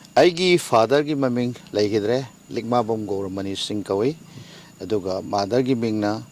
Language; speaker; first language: Manipuri; native; Manipuri